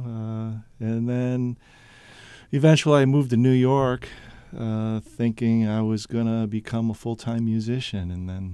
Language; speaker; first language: English; native; English